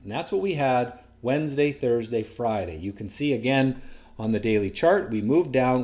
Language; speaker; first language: English; native; English